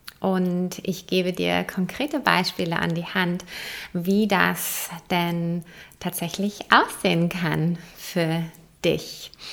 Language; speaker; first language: German; native; German